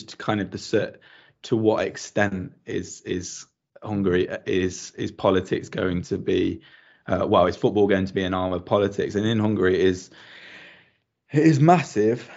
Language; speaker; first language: English; native; English